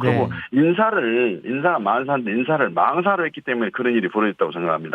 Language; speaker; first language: Korean; native; Korean